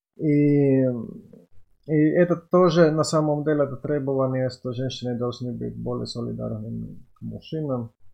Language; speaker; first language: Russian; non-native, fluent; Finnish